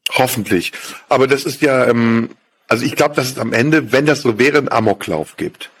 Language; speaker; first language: German; native; German